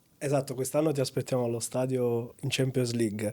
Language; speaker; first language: Italian; native; Italian